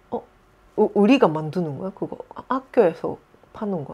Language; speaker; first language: Korean; non-native, fluent; Japanese